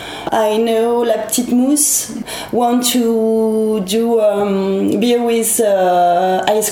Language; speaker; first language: English; non-native, learner; French